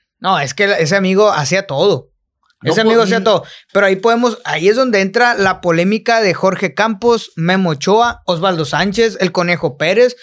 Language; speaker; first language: Spanish; native; Spanish